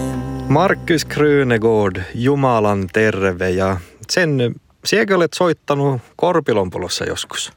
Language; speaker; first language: Finnish; native; Finnish